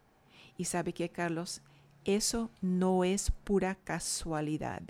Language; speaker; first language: Spanish; non-native, fluent; English